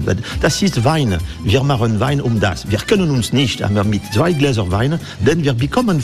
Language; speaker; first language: German; non-native, fluent; French